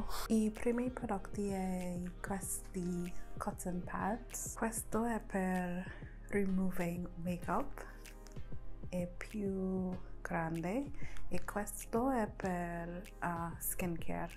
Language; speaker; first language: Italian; non-native, learner; English